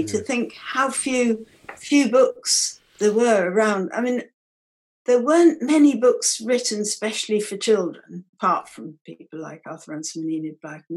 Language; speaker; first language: English; native; English